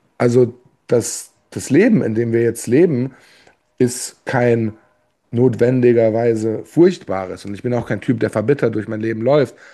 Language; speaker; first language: German; early bilingual, other home language; Polish